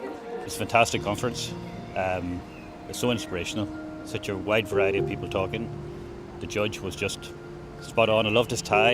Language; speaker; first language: English; native; English